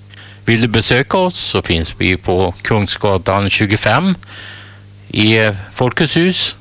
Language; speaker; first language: Swedish; native; Swedish